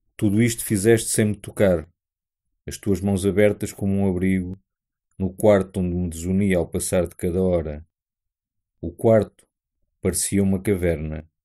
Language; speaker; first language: Portuguese; native; Portuguese